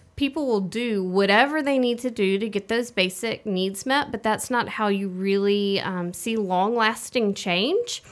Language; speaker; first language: English; native; English